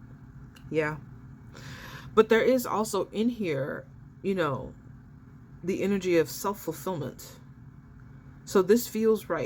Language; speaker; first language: English; native; English